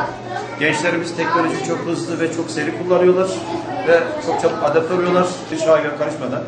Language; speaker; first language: Turkish; native; Turkish